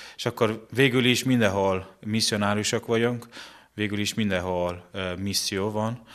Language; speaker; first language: Hungarian; non-native, fluent; Italian